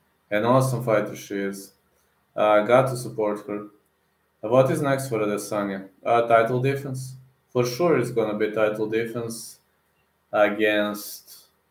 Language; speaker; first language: English; non-native, fluent; Serbian